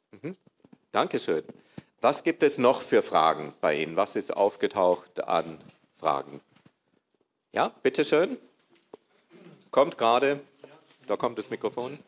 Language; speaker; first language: German; native; German